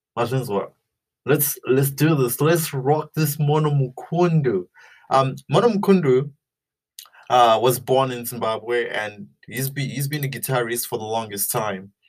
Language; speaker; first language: English; non-native, local second language; Shona